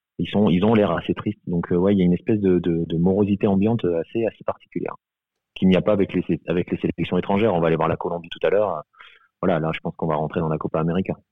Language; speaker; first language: French; native; French